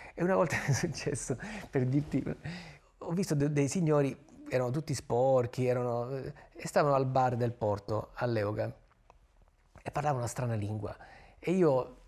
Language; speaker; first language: Italian; native; Italian